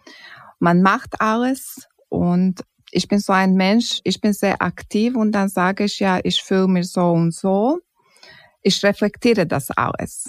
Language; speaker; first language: German; non-native, fluent; Croatian